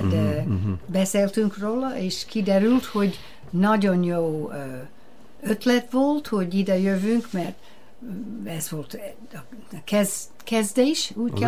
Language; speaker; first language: Hungarian; non-native, fluent; English